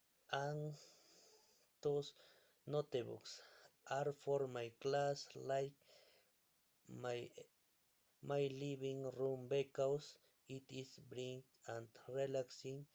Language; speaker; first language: English; non-native, learner; Spanish